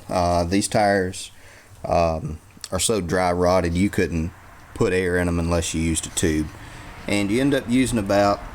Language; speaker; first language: English; native; English